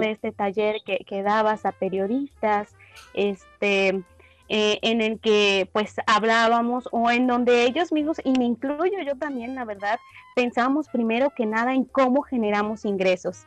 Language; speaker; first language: Spanish; native; Spanish